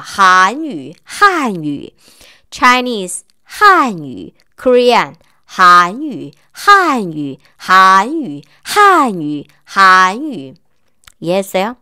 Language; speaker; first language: Korean; non-native, fluent; Chinese